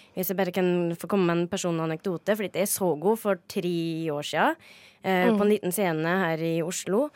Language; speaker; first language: Norwegian; native; Norwegian